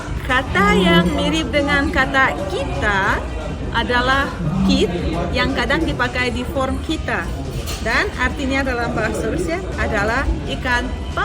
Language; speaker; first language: Indonesian; non-native, fluent; Russian